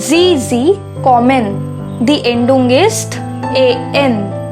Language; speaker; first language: German; non-native, fluent; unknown